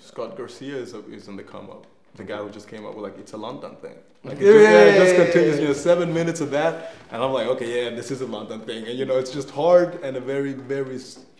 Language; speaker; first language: English; non-native, fluent; Danish